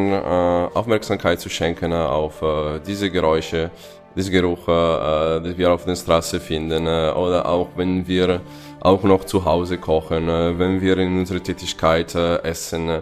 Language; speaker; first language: German; non-native, fluent; Italian